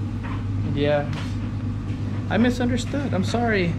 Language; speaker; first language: English; early bilingual, other home language; Vietnamese